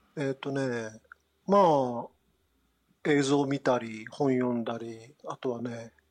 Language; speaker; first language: Japanese; native; Japanese